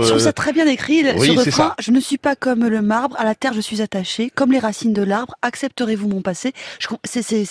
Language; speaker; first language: French; native; French